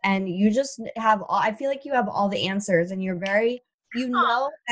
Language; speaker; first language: English; native; English